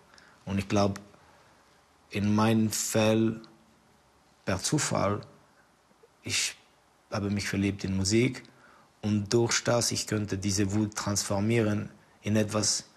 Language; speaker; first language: German; non-native, fluent; Estonian